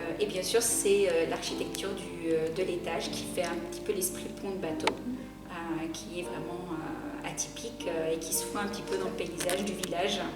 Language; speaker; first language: French; early bilingual, other home language; Arabic